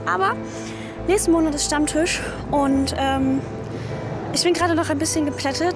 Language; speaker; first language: German; native; German